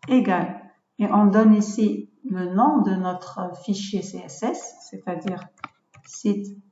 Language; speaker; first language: French; non-native, local second language; Arabic